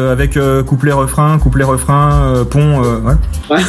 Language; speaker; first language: French; native; French